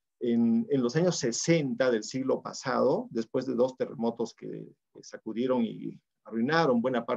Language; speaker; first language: Spanish; native; Spanish